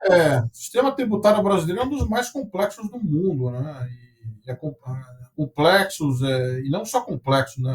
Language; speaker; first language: Portuguese; native; Portuguese